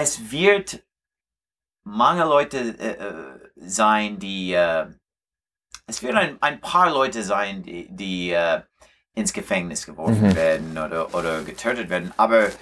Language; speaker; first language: German; non-native, learner; English